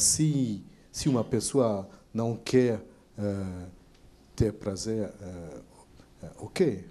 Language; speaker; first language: Portuguese; non-native, fluent; French